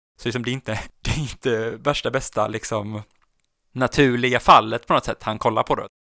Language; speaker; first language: Swedish; native; Swedish